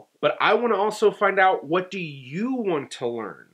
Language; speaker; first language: English; native; English